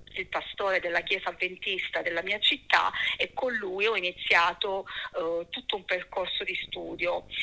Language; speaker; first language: Italian; native; Italian